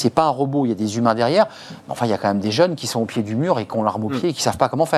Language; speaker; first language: French; native; French